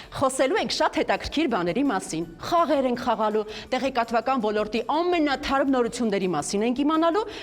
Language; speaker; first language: Armenian; native; Armenian